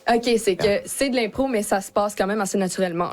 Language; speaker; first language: French; native; French